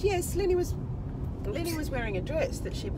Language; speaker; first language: English; native; English